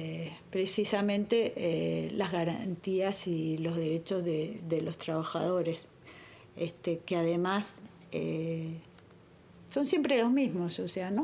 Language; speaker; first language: Spanish; native; Spanish